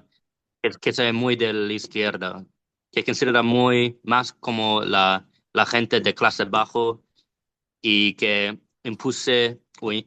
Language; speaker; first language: Spanish; non-native, learner; English